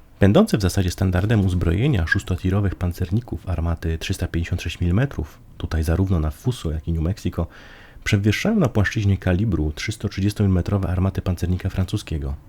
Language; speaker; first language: Polish; native; Polish